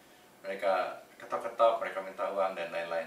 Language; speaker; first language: Indonesian; native; Indonesian